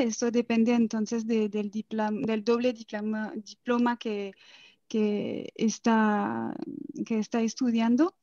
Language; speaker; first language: Spanish; non-native, fluent; French